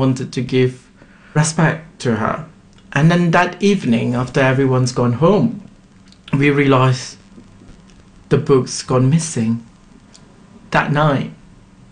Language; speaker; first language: English; non-native, local second language; Malay